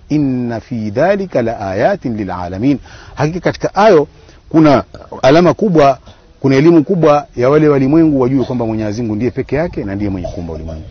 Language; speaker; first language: Swahili; native; Swahili